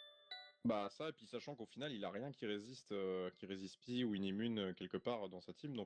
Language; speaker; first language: French; native; French